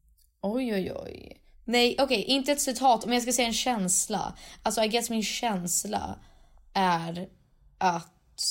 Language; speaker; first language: Swedish; native; Swedish